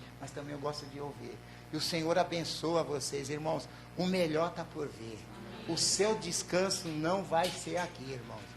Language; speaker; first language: Portuguese; native; Portuguese